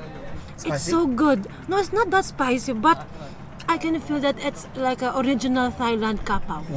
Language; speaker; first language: English; non-native, fluent; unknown